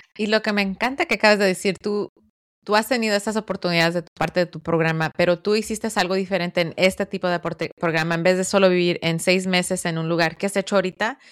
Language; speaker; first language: Spanish; early bilingual, heritage; Spanish